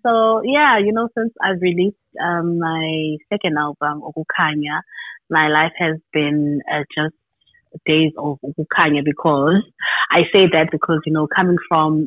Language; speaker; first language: English; non-native, local second language; Xhosa